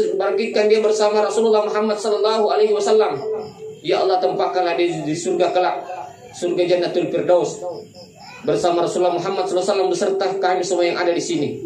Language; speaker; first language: Indonesian; non-native, local second language; Buginese